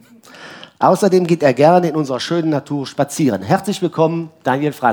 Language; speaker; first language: German; native; German